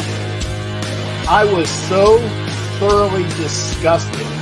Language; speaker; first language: English; native; English